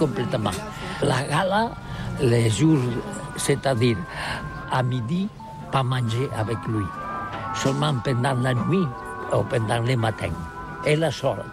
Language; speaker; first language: French; non-native, learner; Catalan